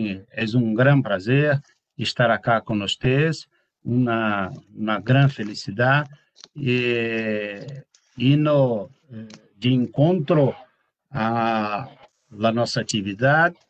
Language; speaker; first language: Spanish; non-native, learner; Portuguese